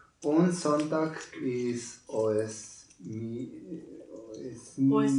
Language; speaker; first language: German; non-native, learner; Spanish